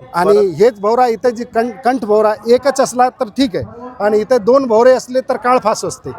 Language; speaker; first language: Marathi; non-native, fluent; Hindi